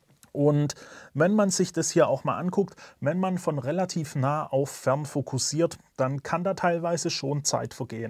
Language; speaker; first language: German; native; German